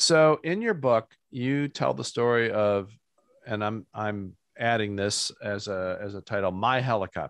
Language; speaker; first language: English; native; English